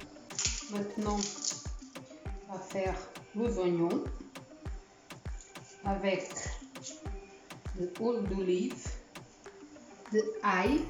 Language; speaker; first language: French; non-native, learner; Portuguese